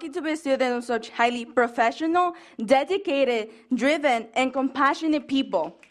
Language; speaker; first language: English; non-native, fluent; Spanish